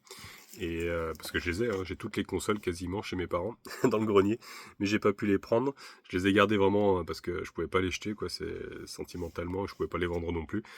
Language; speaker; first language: French; native; French